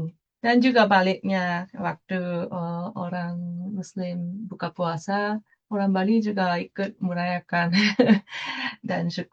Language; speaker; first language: Indonesian; non-native, fluent; Japanese